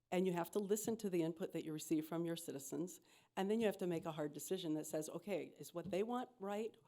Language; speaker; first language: English; native; English